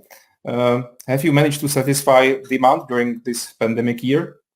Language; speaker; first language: English; non-native, fluent; Czech